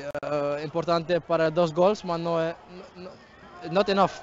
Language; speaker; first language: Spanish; non-native, learner; Dutch